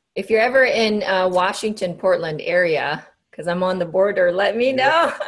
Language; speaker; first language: English; non-native, local second language; Cebuano